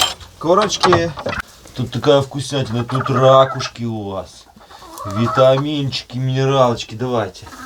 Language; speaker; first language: Russian; native; Russian